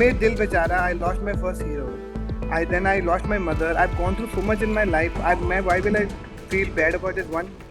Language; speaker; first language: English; non-native, local second language; Hindi